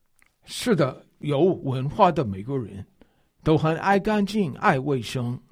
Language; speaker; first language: Chinese; non-native, fluent; English